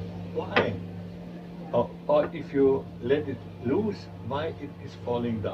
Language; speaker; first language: English; non-native, fluent; German